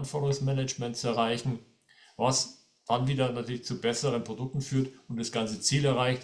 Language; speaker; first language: German; native; German